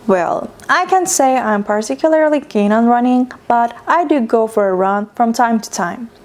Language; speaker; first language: English; non-native, fluent; Persian